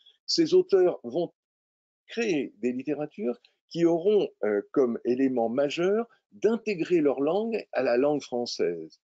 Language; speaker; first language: French; native; French